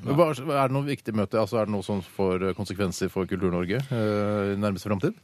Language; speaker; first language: Norwegian; native; Norwegian